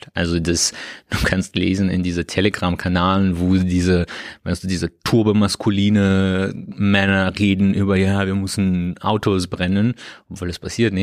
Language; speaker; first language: German; non-native, learner; Russian